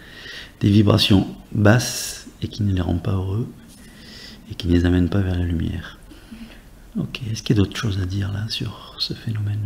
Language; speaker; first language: French; native; French